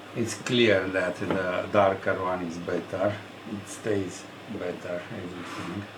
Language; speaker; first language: English; non-native, fluent; Romanian